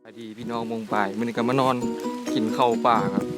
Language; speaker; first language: Thai; non-native, local second language; Northeastern Thai